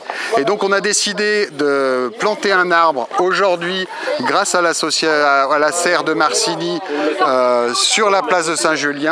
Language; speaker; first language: French; native; French